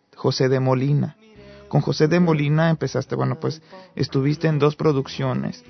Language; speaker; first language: Spanish; native; Spanish